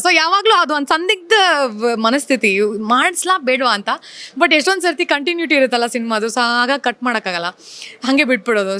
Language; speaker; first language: Kannada; native; Kannada